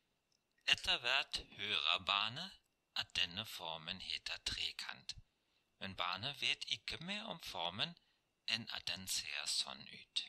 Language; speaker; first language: Norwegian; non-native, fluent; German